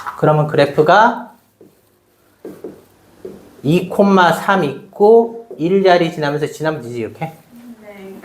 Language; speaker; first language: Korean; native; Korean